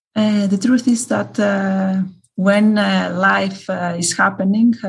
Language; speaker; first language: English; non-native, fluent; Greek